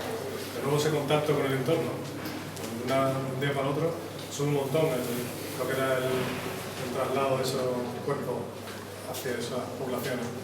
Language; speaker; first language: Spanish; native; Spanish